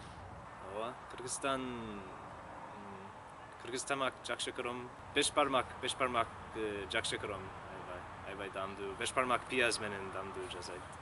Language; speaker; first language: Kyrgyz; non-native, learner; English